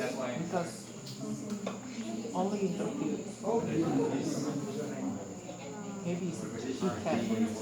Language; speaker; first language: English; non-native, learner; Indonesian